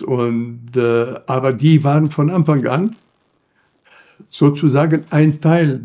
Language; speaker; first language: German; non-native, fluent; Arabic